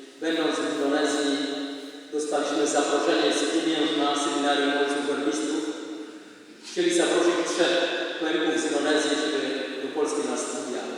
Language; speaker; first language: Polish; non-native, fluent; Indonesian